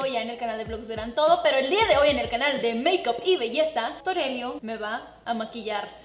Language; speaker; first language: Spanish; native; Spanish